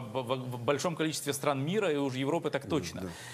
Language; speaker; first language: Ukrainian; native; Ukrainian